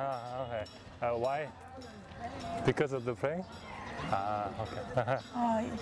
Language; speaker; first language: English; non-native, learner; Chinese